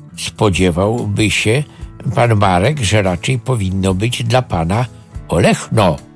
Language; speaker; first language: Polish; native; Polish